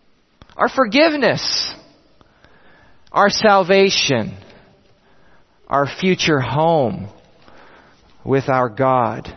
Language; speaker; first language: English; native; English